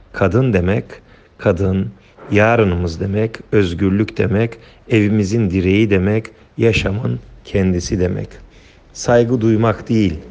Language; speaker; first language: Turkish; non-native, local second language; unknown